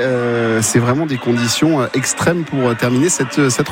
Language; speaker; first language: French; native; French